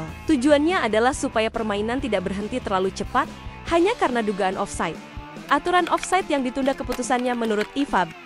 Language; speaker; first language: Indonesian; native; Indonesian